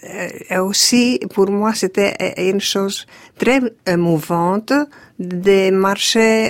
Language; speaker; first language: French; non-native, fluent; Greek